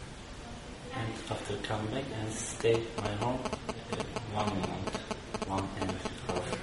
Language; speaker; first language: English; non-native, learner; Turkish